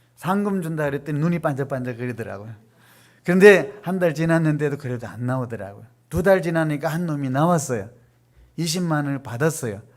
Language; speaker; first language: Korean; native; Korean